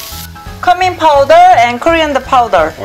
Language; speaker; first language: English; non-native, learner; Korean